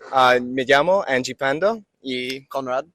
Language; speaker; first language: Spanish; non-native, learner; English